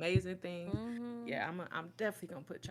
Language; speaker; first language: English; native; English